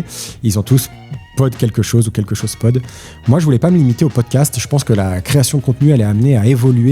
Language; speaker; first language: French; native; French